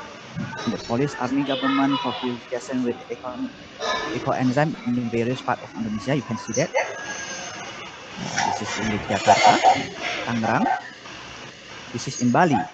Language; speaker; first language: English; non-native, learner; Indonesian